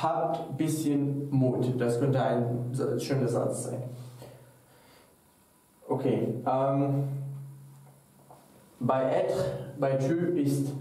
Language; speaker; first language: German; non-native, fluent; French